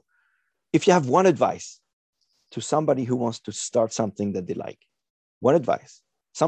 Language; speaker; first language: English; non-native, fluent; French